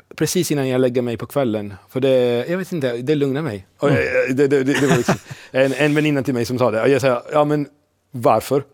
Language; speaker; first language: Swedish; non-native, fluent; Italian